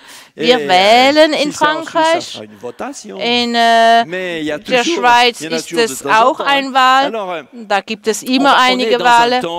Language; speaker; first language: German; non-native, fluent; French